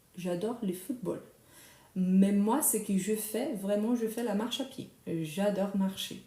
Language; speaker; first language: French; non-native, fluent; Portuguese